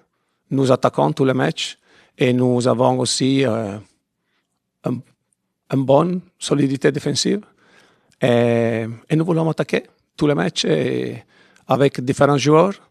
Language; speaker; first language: French; non-native, fluent; Italian